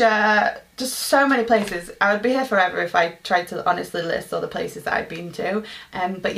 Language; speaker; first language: English; native; English